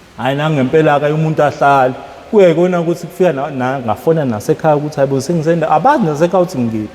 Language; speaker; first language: Zulu; native; Zulu